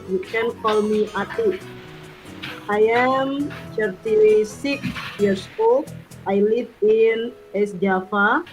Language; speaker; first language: English; non-native, learner; Indonesian